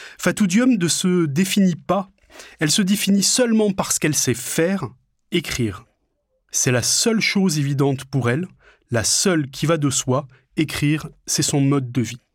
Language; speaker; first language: French; native; French